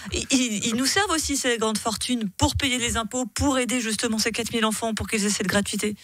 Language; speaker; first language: French; native; French